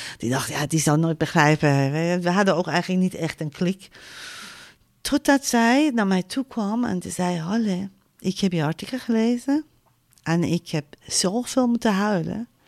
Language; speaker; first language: Dutch; non-native, fluent; Persian